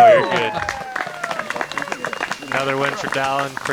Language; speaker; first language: English; native; English